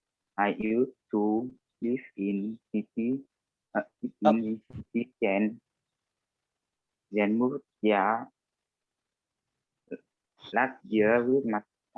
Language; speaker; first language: English; non-native, learner; Vietnamese